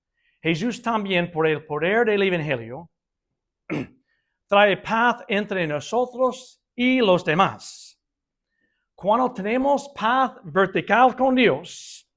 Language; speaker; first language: Spanish; non-native, fluent; English